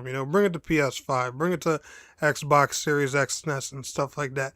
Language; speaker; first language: English; native; English